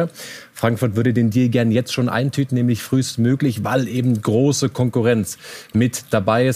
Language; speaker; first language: German; native; German